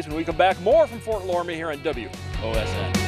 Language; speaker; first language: English; native; English